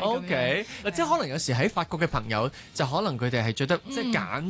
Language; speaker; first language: Cantonese; native; Cantonese